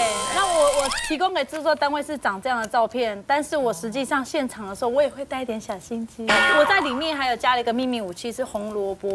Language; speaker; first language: Chinese; native; Chinese